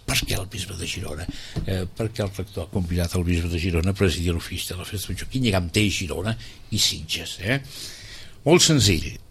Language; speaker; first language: Catalan; native; Catalan